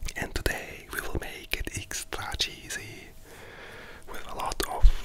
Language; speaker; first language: English; non-native, fluent; German